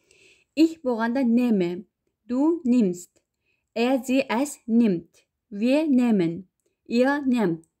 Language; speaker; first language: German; non-native, learner; Uyghur